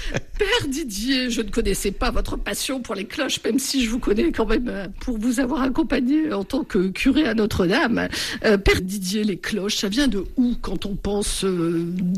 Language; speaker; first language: French; native; French